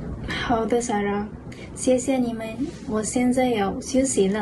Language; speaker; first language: Chinese; non-native, learner; Malay